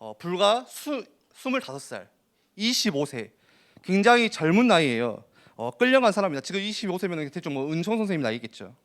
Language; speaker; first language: Korean; native; Korean